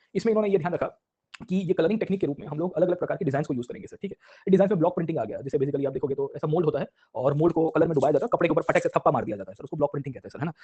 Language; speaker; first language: Hindi; non-native, local second language; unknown